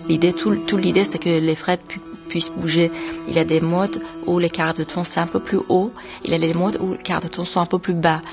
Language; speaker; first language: French; non-native, fluent; Arabic